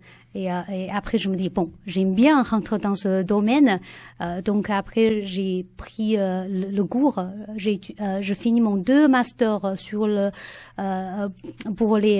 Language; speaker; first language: French; non-native, learner; Chinese